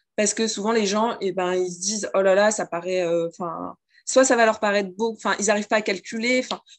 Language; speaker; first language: French; native; French